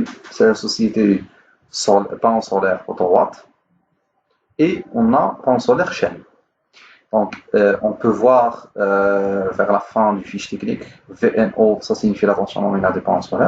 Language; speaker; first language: French; non-native, local second language; Arabic